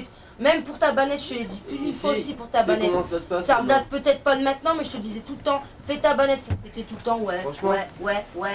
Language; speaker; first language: French; native; French